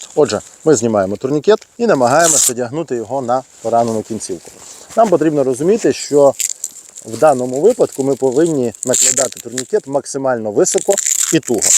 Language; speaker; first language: Ukrainian; native; Ukrainian